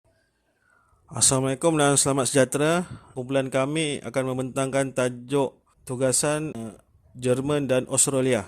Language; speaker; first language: Malay; native; Malay